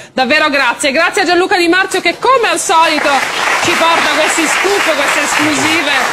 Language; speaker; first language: Italian; native; Italian